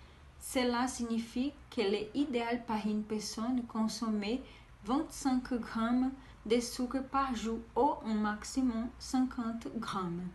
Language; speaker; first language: French; non-native, learner; Portuguese